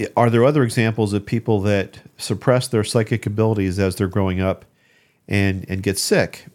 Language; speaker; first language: English; native; English